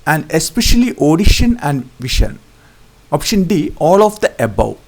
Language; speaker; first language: English; non-native, local second language; Malayalam